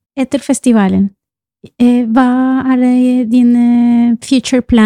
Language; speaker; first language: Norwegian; non-native, fluent; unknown